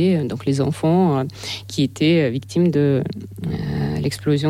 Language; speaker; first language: French; non-native, fluent; Russian